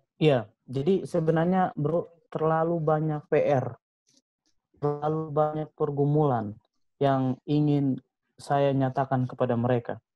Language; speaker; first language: Indonesian; native; Indonesian